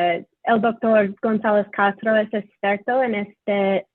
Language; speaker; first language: Spanish; non-native, fluent; English